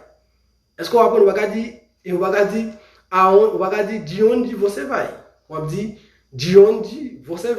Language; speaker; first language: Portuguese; non-native, fluent; Haitian Creole